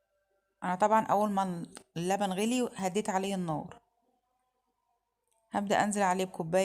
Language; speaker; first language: Arabic; native; Arabic